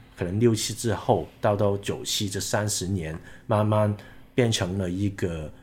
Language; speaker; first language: Chinese; non-native, local second language; Cantonese